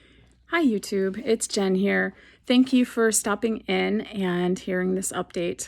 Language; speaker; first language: English; native; English